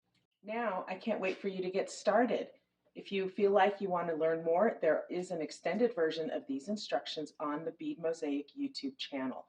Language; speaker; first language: English; native; English